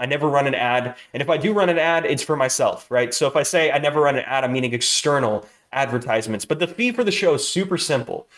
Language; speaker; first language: English; native; English